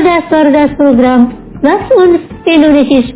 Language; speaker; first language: German; non-native, learner; Indonesian